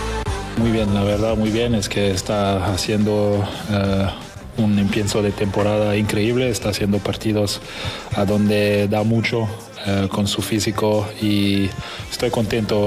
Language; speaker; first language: Spanish; non-native, fluent; French